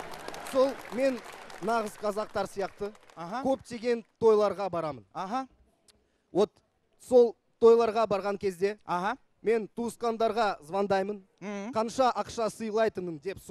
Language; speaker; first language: Kazakh; non-native, local second language; Russian